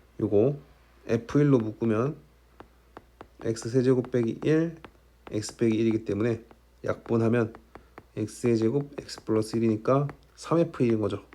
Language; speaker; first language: Korean; native; Korean